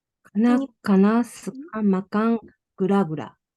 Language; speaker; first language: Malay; non-native, learner; Japanese